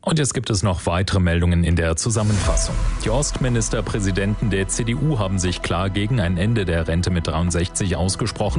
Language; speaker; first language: German; native; German